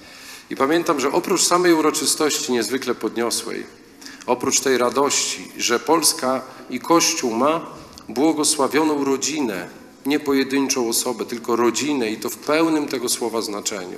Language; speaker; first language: Polish; native; Polish